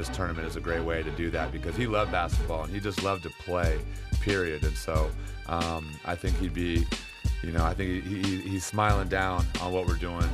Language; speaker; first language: English; native; English